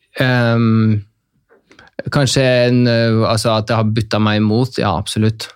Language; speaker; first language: Norwegian; early bilingual, other home language; Russian